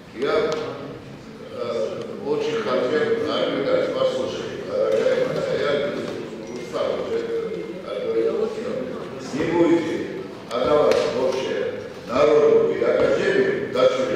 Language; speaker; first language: Russian; non-native, fluent; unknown